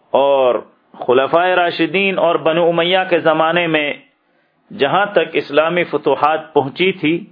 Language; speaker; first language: Urdu; native; Urdu